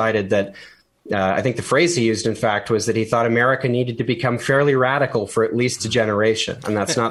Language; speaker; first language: English; native; English